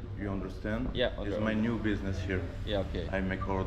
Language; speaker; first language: English; non-native, learner; Spanish